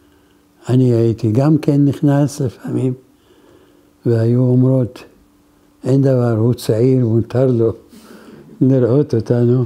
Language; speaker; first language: Hebrew; non-native, fluent; Arabic